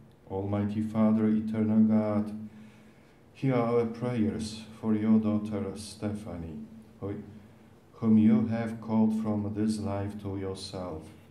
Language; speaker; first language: English; non-native, fluent; Polish